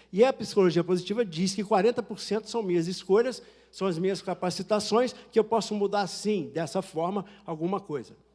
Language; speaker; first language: Portuguese; native; Portuguese